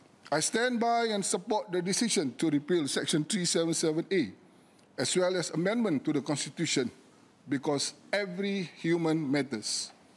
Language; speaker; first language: English; non-native, local second language; Malay